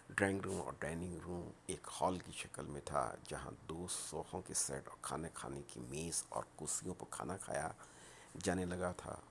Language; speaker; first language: Urdu; native; Urdu